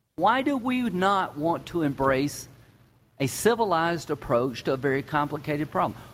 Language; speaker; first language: English; native; English